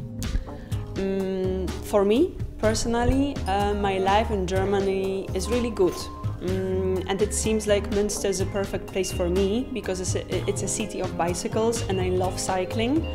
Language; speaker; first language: English; non-native, fluent; Polish